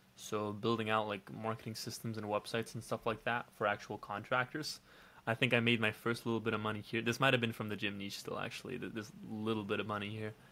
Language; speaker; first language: English; non-native, fluent; Dutch